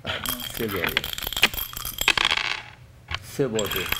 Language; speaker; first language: Persian; native; Persian